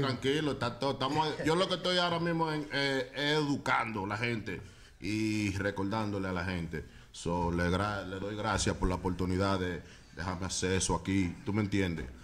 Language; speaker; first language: Spanish; native; Spanish